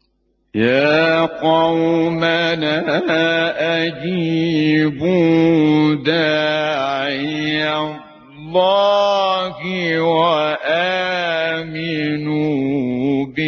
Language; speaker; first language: Arabic; native; Arabic